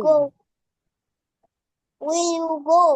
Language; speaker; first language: English; non-native, learner; Bangla